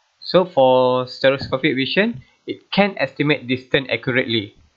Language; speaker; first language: English; non-native, local second language; Malay